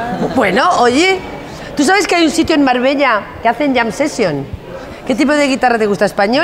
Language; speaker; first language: Spanish; native; Spanish